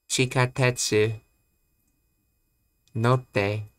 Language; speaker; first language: Japanese; non-native, learner; English